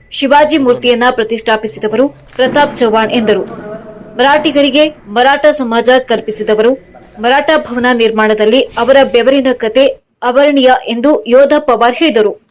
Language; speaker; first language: Kannada; native; Kannada